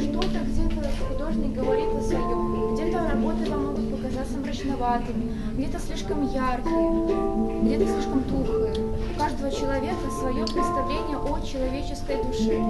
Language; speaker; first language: Russian; native; Russian